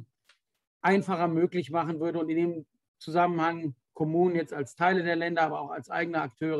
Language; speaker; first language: German; native; German